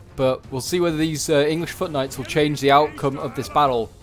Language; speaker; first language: English; native; English